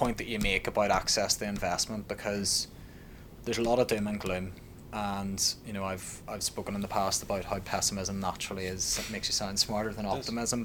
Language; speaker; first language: English; native; English